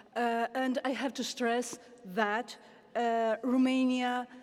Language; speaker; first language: English; non-native, fluent; Romanian